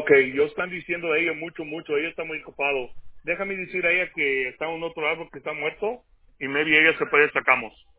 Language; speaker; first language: Spanish; non-native, learner; English